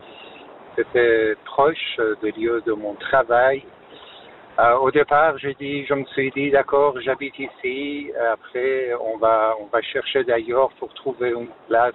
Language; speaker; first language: French; non-native, fluent; Persian